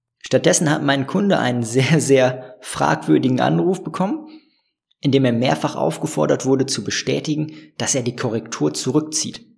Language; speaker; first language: German; native; German